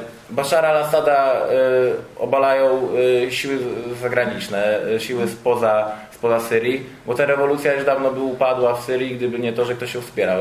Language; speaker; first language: Polish; native; Polish